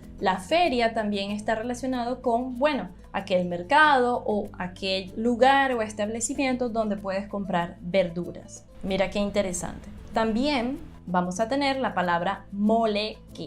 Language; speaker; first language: Spanish; non-native, fluent; Portuguese